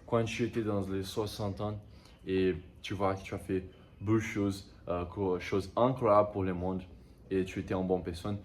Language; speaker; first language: French; non-native, learner; Portuguese